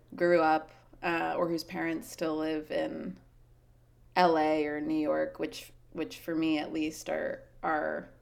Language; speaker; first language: English; native; English